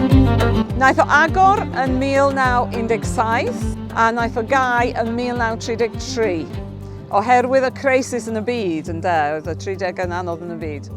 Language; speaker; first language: Welsh; native; Welsh